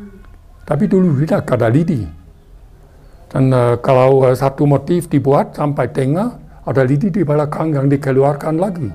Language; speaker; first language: Indonesian; non-native, fluent; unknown